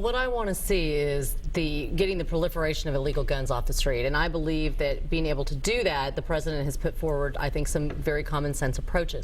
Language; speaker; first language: English; native; English